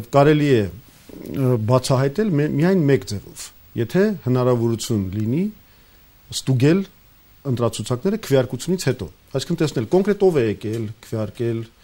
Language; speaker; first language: Armenian; native; Armenian